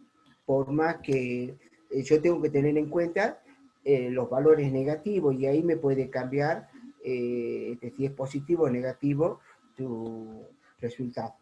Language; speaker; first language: Spanish; native; Spanish